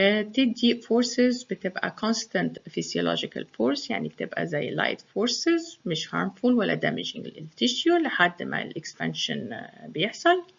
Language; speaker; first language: Arabic; native; Arabic